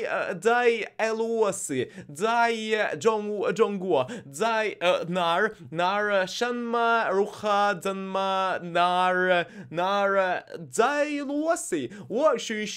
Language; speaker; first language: Chinese; non-native, learner; Russian